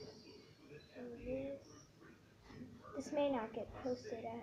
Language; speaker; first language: English; native; English